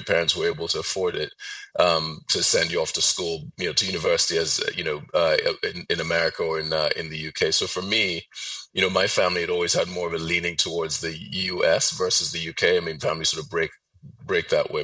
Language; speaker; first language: English; non-native, local second language; Yoruba